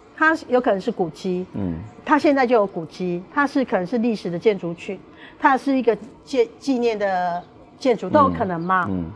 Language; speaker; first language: Chinese; native; Chinese